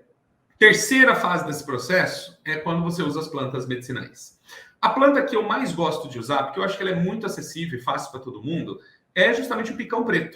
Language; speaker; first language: Portuguese; native; Portuguese